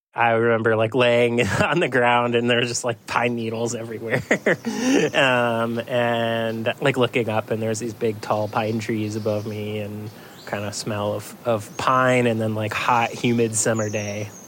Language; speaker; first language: English; native; English